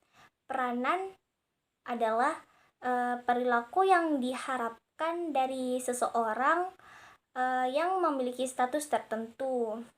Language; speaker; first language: Indonesian; native; Indonesian